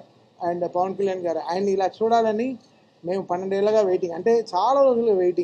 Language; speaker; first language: Telugu; native; Telugu